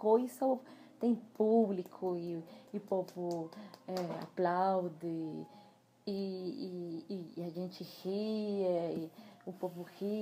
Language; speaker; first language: Portuguese; non-native, fluent; Spanish